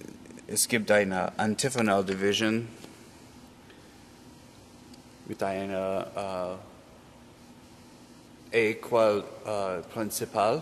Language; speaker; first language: German; non-native, learner; English